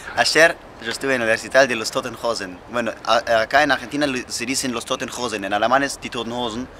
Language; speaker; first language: Spanish; non-native, learner; German